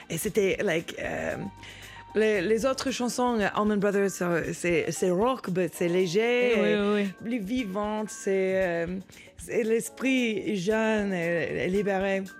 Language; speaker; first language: French; non-native, learner; English